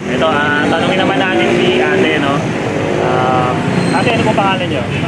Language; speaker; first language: Filipino; native; Filipino